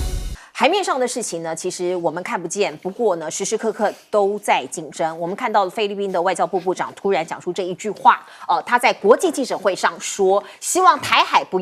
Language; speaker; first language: Chinese; native; Chinese